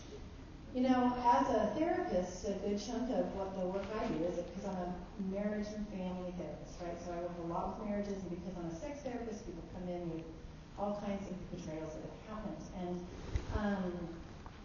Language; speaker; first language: English; native; English